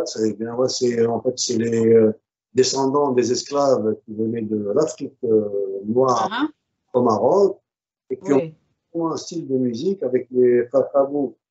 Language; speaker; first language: French; non-native, local second language; Arabic